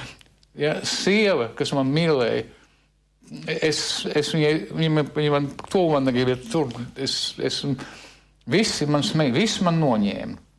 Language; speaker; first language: Latvian; non-native, learner; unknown